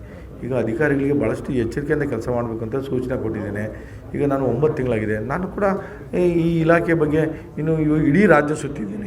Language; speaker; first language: Kannada; native; Kannada